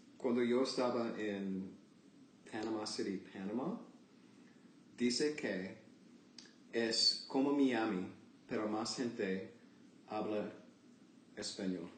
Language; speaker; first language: Spanish; non-native, learner; English